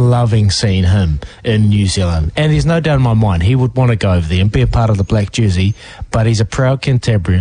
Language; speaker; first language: English; native; English